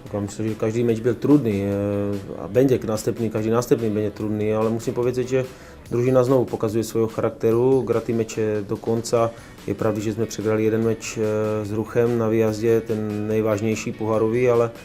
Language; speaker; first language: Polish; non-native, learner; Czech